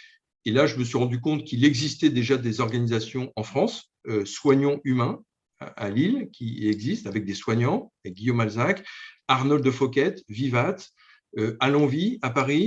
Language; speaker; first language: French; native; French